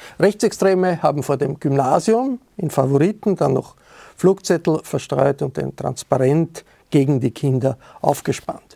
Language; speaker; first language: German; native; German